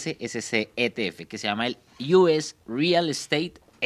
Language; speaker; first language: Spanish; native; Spanish